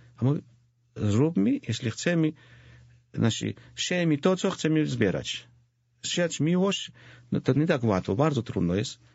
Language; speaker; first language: Polish; non-native, fluent; Georgian